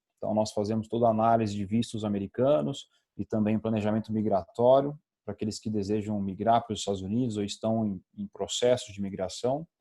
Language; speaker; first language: Portuguese; native; Portuguese